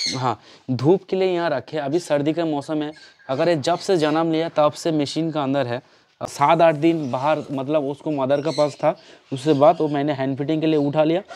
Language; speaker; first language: Hindi; non-native, local second language; Bangla